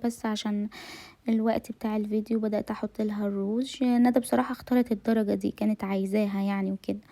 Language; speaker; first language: Arabic; native; Arabic